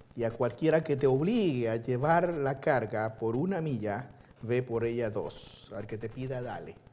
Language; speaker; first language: Spanish; early bilingual, other home language; Chinese